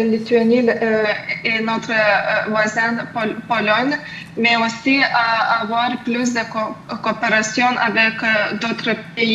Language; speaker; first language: French; non-native, fluent; Lithuanian